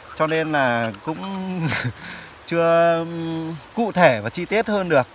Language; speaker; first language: Vietnamese; non-native, local second language; Tày